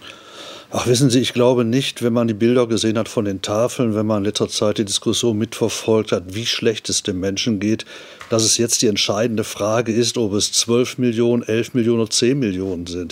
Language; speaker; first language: German; native; German